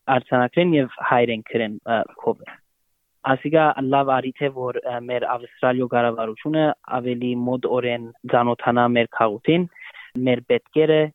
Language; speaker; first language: Armenian; early bilingual, heritage; Armenian